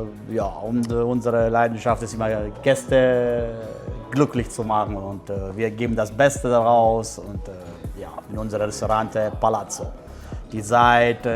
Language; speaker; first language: German; non-native, fluent; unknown